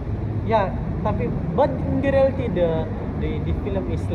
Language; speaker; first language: English; non-native, learner; Indonesian